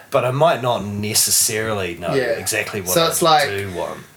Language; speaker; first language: English; native; English